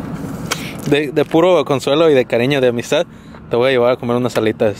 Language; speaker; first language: Spanish; native; Spanish